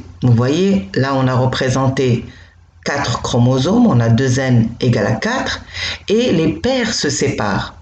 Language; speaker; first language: French; non-native, local second language; Arabic